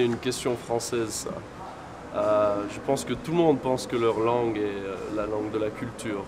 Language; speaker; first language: French; non-native, fluent; English